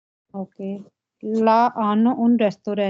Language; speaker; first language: Italian; non-native, learner; Punjabi